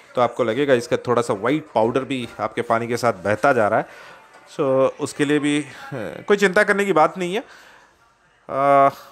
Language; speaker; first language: Hindi; non-native, local second language; Odia